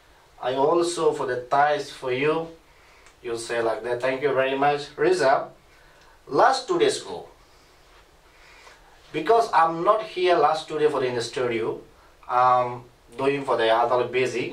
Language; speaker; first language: English; non-native, learner; Rohingya